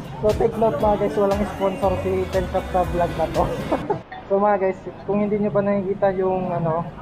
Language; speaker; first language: Filipino; non-native, local second language; Waray